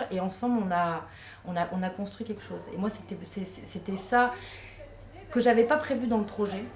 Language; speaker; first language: French; native; French